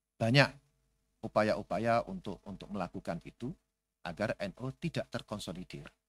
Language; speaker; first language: Indonesian; native; Indonesian